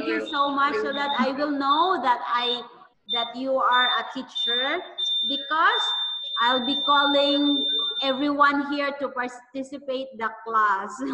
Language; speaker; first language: English; non-native, fluent; Thai